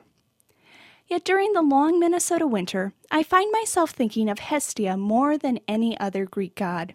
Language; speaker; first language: English; native; English